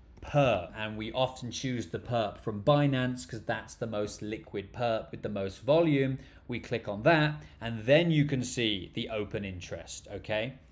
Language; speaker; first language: English; native; English